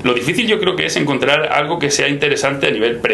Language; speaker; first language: Spanish; native; Spanish